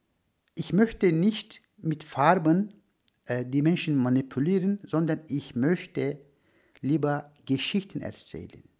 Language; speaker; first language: German; non-native, learner; Turkish